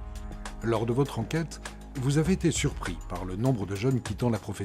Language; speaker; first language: French; native; French